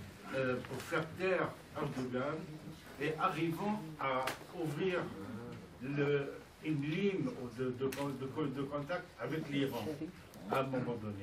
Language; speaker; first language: French; non-native, fluent; Arabic